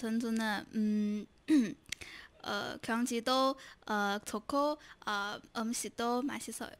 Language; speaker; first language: Korean; non-native, learner; Chinese